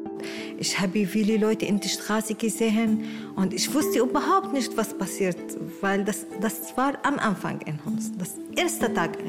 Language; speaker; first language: German; non-native, learner; Arabic